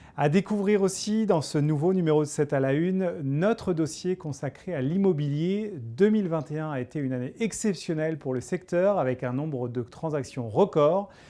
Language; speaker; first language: French; native; French